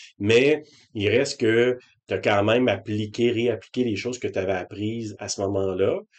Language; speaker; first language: French; native; French